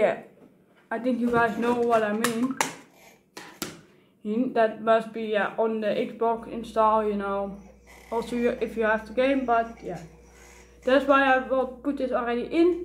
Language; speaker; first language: English; non-native, learner; Dutch